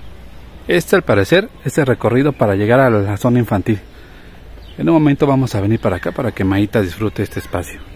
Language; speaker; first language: Spanish; native; Spanish